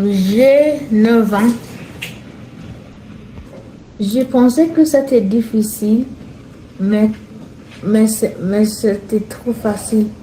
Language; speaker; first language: French; non-native, learner; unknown